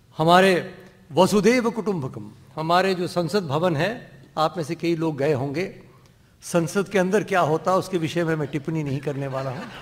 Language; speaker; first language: Hindi; non-native, local second language; Dogri